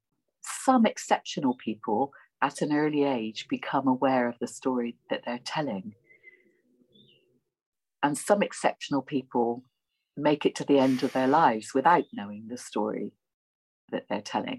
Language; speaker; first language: English; native; English